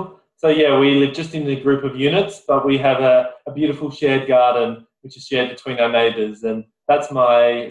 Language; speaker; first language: English; native; English